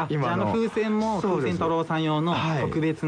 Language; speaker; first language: Japanese; native; Japanese